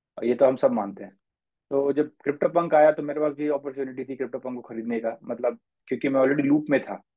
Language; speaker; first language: Hindi; native; Hindi